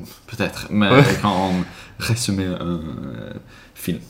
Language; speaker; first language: French; non-native, learner; Swedish